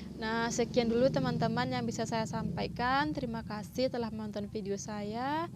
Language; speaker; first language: Indonesian; non-native, local second language; Minangkabau